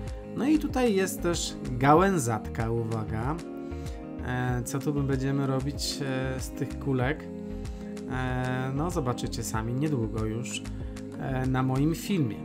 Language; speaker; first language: Polish; native; Polish